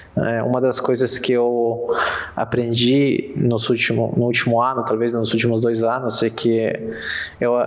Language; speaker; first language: Portuguese; non-native, fluent; Spanish